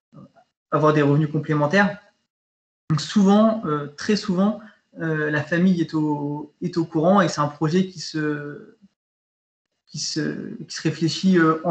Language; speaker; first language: French; native; French